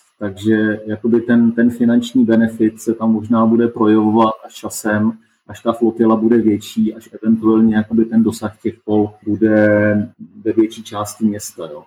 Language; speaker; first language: Czech; native; Czech